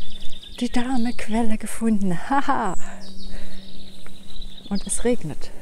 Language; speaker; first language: German; native; German